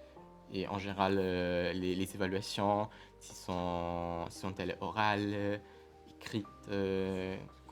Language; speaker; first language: French; non-native, learner; Italian